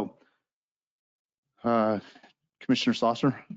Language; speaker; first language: English; native; English